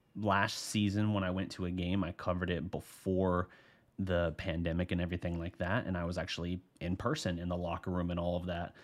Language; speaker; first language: English; native; English